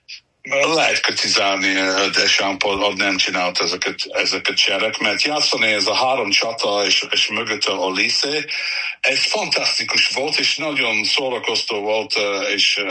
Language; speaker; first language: Hungarian; non-native, learner; English